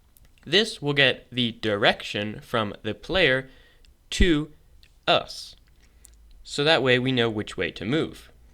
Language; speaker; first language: English; native; English